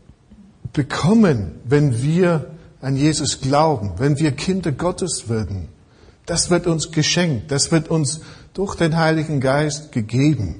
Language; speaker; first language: German; non-native, fluent; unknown